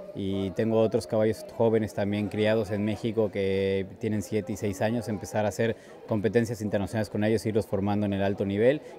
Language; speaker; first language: Spanish; native; Spanish